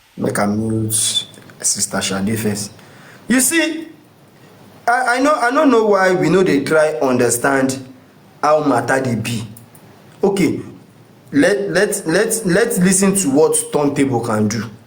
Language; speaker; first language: Nigerian Pidgin; non-native, local second language; Yoruba